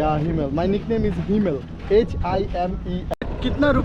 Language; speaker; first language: Hindi; non-native, learner; Bangla